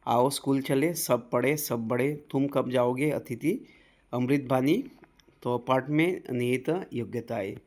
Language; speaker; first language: Hindi; non-native, local second language; Bangla